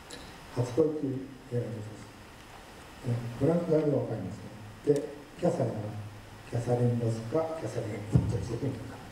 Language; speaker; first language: Japanese; native; Japanese